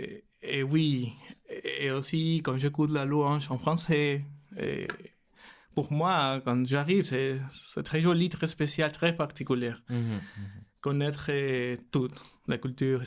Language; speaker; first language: French; non-native, learner; Spanish